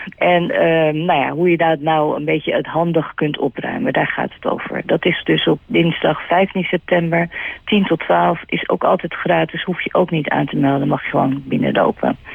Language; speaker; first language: Dutch; native; Dutch